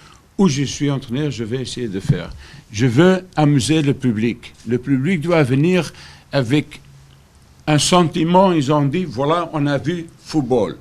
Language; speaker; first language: French; non-native, fluent; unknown